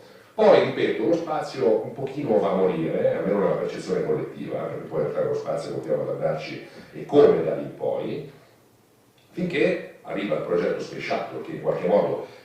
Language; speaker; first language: Italian; native; Italian